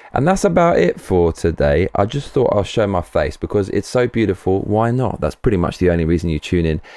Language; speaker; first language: English; native; English